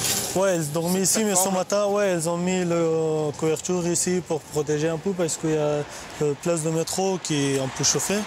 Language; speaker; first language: French; non-native, learner; Persian